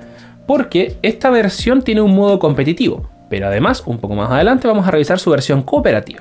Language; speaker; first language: Spanish; native; Spanish